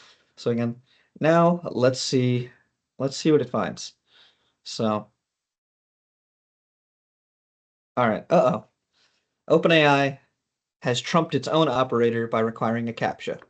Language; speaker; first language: English; native; English